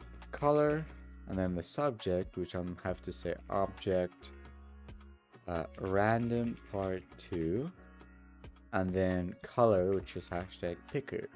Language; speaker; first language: English; native; English